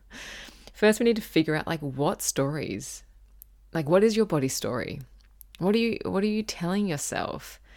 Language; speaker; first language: English; native; English